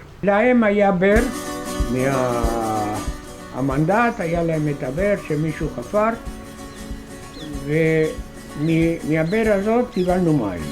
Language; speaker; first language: Hebrew; non-native, fluent; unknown